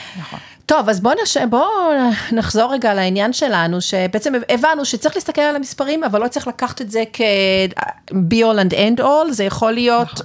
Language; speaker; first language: Hebrew; native; Hebrew